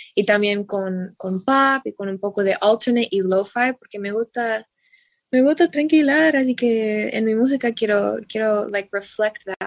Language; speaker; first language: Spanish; non-native, learner; English